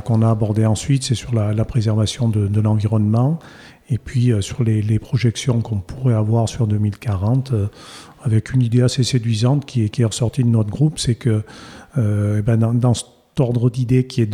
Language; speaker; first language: French; native; French